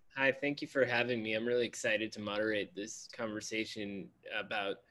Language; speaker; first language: English; native; English